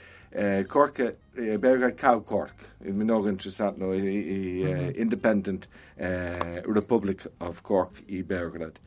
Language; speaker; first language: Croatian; non-native, learner; English